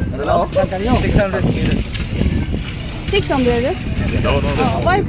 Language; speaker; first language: English; non-native, learner; Korean